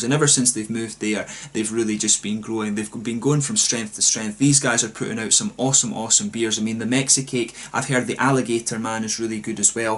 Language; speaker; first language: English; native; English